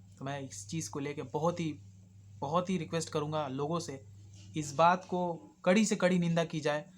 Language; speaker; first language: Hindi; native; Hindi